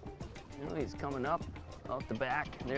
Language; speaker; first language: English; native; English